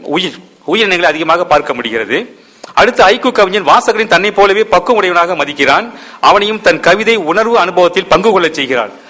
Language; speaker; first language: Tamil; early bilingual, heritage; Tamil